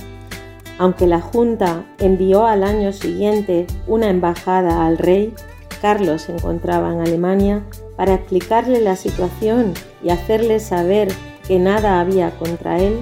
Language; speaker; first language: Spanish; native; Spanish